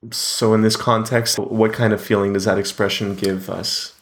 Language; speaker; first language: English; native; English